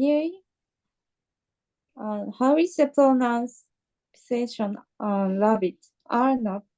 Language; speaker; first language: English; non-native, learner; Japanese